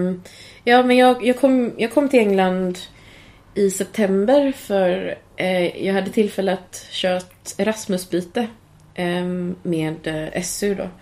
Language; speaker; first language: Swedish; early bilingual, other home language; Cantonese